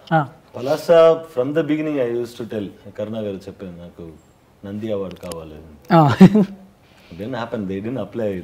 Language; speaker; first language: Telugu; non-native, learner; Tamil